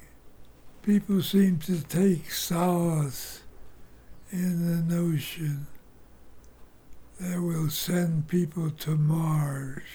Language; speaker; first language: English; native; English